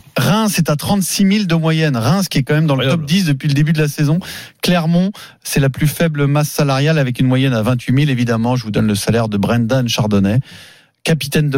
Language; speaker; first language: French; native; French